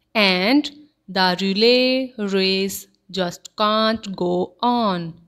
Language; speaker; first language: English; non-native, local second language; Punjabi